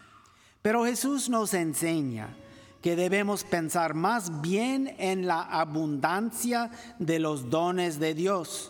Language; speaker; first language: Spanish; non-native, fluent; English